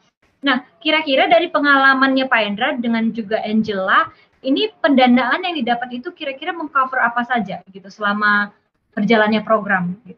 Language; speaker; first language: Indonesian; native; Indonesian